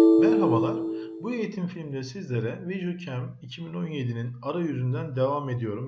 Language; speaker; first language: Turkish; native; Turkish